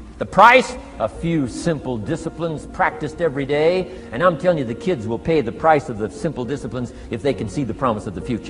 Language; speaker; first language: English; native; English